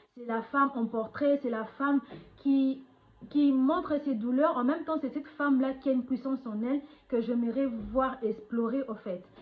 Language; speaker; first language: French; non-native, local second language; Lingala